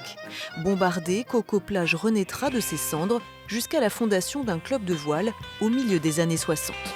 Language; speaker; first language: French; native; French